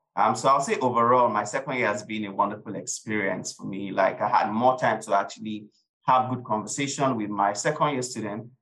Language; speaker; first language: English; non-native, local second language; Yoruba